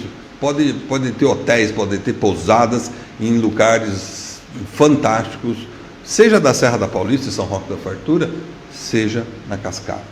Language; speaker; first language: Portuguese; native; Portuguese